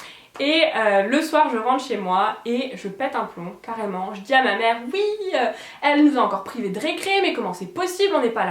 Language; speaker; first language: French; native; French